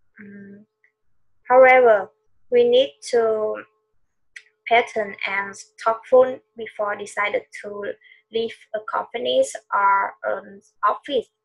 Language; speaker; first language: English; non-native, learner; Vietnamese